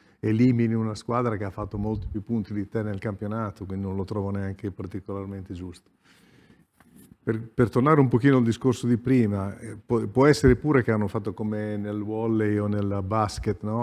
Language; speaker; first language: Italian; native; Italian